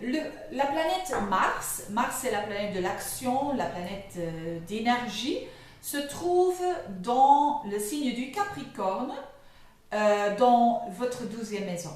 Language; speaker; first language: French; non-native, fluent; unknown